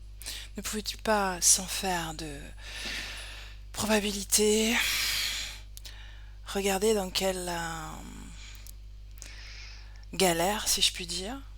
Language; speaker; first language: French; native; French